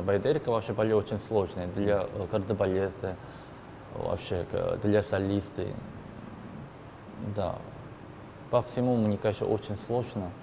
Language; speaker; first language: Russian; non-native, learner; Korean